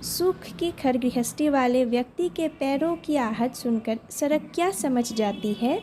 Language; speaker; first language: Hindi; non-native, local second language; Assamese